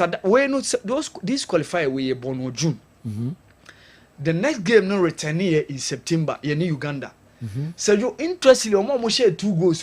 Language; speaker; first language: English; non-native, local second language; Akan